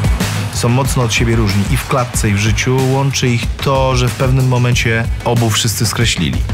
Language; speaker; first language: Polish; native; Polish